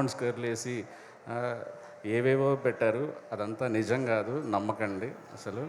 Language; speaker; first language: Telugu; native; Telugu